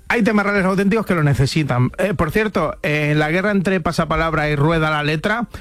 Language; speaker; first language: Spanish; native; Spanish